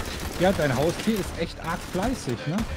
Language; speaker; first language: German; native; German